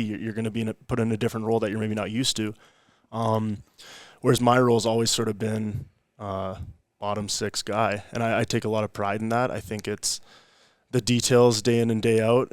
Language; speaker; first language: English; native; English